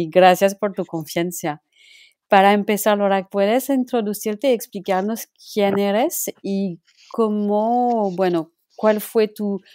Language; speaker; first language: Spanish; non-native, local second language; French